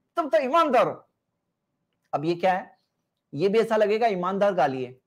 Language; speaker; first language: Hindi; non-native, local second language; Urdu